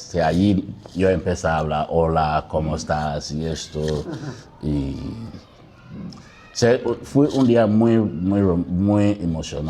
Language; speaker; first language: Spanish; non-native, learner; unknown